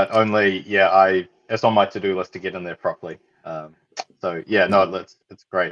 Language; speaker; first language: English; native; English